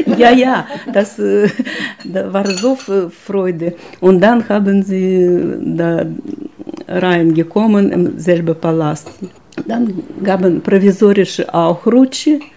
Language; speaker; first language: German; non-native, learner; Russian